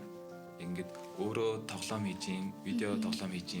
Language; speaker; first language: Mongolian; native; Mongolian